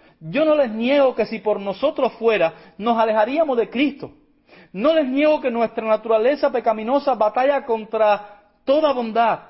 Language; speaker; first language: Spanish; native; Spanish